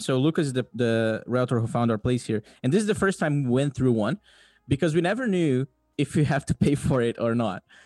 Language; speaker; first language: English; non-native, fluent; Portuguese